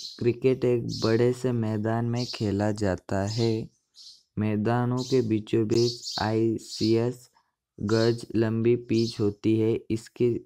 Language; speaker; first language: Hindi; non-native, local second language; Marathi